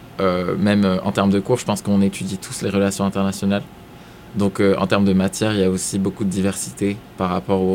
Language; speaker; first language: French; non-native, local second language; Arabic